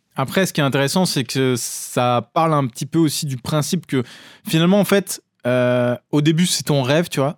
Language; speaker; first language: French; native; French